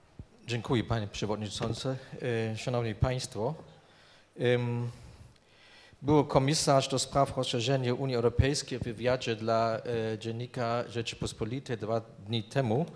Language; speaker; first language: Polish; non-native, fluent; German